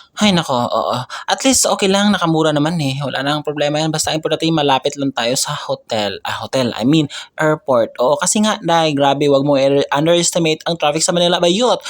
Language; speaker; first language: Filipino; native; Filipino